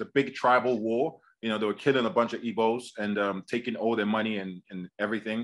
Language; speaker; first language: English; native; English